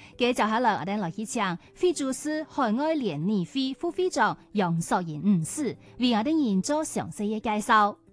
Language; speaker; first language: Chinese; non-native, local second language; Cantonese